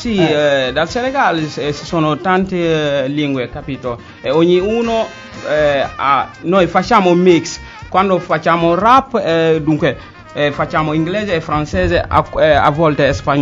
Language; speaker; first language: Italian; non-native, learner; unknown